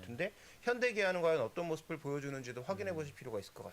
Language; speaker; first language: Korean; native; Korean